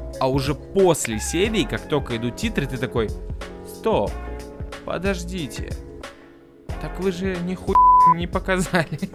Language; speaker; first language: Russian; native; Russian